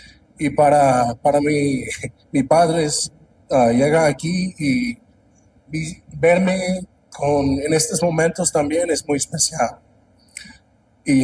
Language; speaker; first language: Spanish; non-native, learner; English